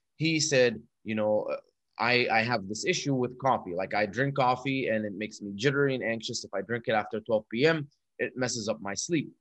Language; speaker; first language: English; non-native, fluent; Arabic